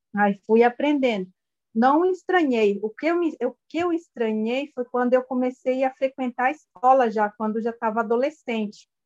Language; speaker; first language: Portuguese; non-native, local second language; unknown